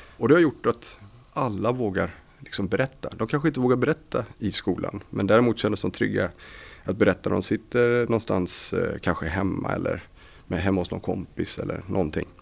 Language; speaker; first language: Swedish; native; Swedish